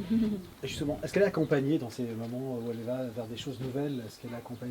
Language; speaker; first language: French; native; French